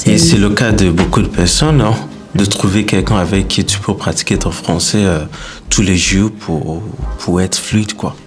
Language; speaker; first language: French; non-native, fluent; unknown